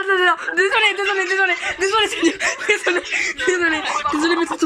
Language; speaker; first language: French; native; French